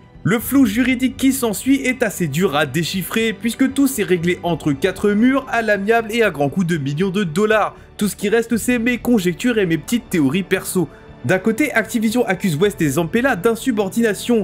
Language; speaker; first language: French; native; French